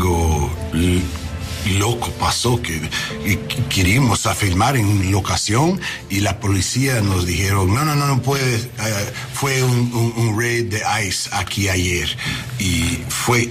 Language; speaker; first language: Spanish; non-native, learner; English